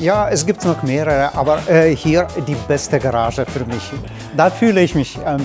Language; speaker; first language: German; non-native, learner; Lithuanian